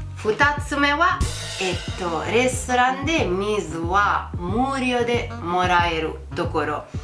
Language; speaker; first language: Japanese; non-native, fluent; Italian